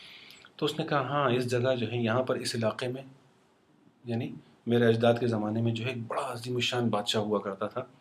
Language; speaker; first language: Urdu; non-native, fluent; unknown